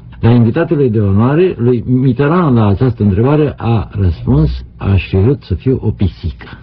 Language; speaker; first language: Romanian; native; Romanian